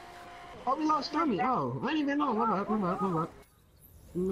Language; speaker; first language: English; native; English